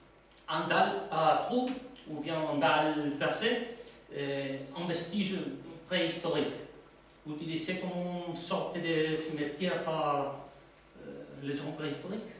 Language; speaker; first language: French; non-native, learner; Spanish